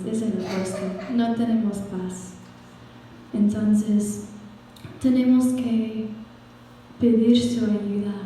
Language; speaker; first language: Spanish; non-native, fluent; English